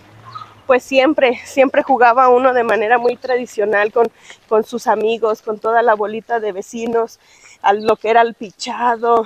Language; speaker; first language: Spanish; native; Spanish